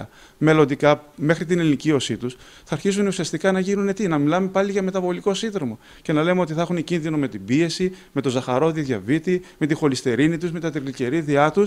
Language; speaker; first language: Greek; native; Greek